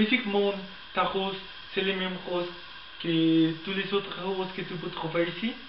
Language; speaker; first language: French; non-native, learner; Spanish